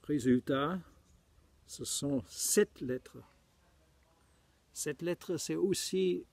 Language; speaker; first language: French; non-native, fluent; German